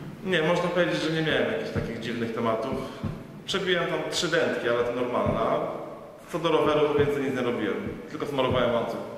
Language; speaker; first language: Polish; native; Polish